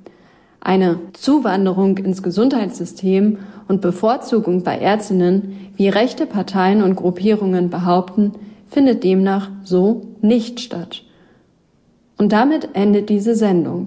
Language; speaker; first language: German; native; German